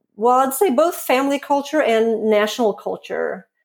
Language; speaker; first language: English; non-native, fluent; Swedish